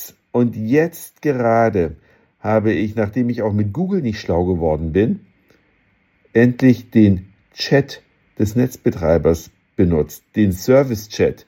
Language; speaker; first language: German; native; German